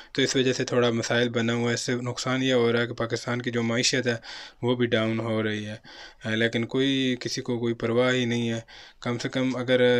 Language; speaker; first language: Urdu; non-native, local second language; Punjabi